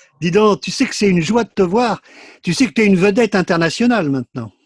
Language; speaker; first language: French; native; French